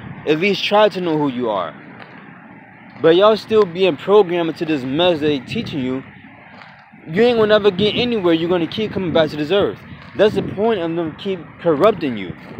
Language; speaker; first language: English; native; English